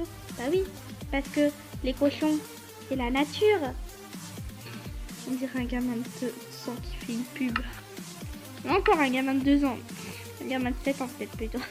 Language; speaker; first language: French; native; French